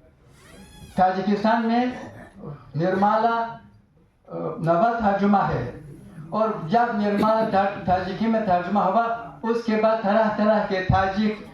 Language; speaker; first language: Hindi; non-native, fluent; Tajik